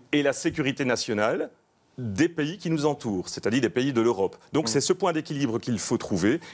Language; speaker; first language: French; native; French